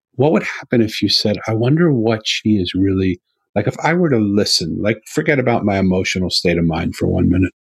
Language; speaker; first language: English; native; English